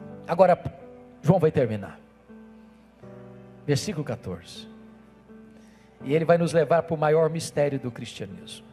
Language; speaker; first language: Portuguese; native; Portuguese